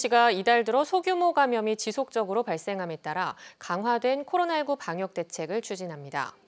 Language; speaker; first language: Korean; native; Korean